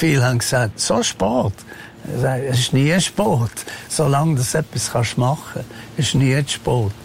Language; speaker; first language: German; non-native, fluent; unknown